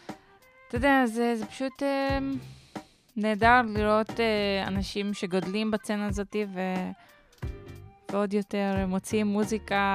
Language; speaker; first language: Hebrew; non-native, local second language; Arabic